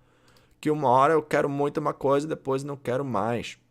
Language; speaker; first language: Portuguese; non-native, learner; English